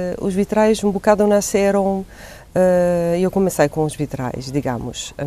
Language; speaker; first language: Portuguese; non-native, fluent; Italian